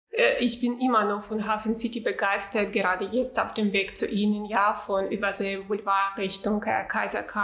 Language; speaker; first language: German; non-native, fluent; Russian